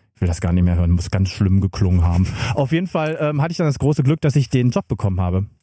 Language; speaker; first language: German; native; German